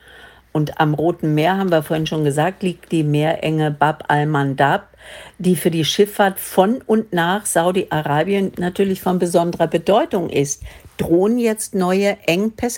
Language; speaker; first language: German; native; German